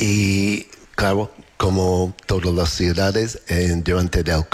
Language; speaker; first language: Spanish; non-native, learner; English